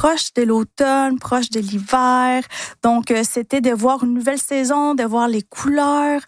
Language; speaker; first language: French; early bilingual, other home language; Spanish